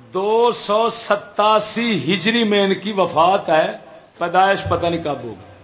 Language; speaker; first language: Urdu; native; Urdu